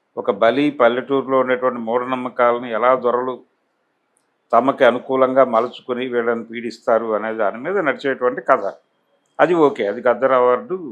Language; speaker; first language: Telugu; native; Telugu